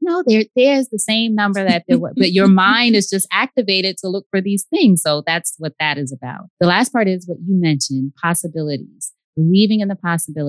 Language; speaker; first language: English; native; English